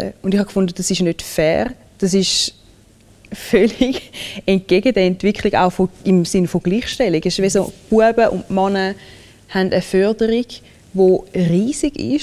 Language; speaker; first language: German; early bilingual, other home language; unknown